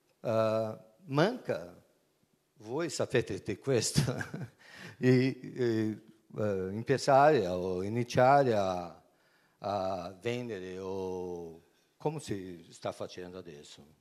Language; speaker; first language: Italian; non-native, learner; Portuguese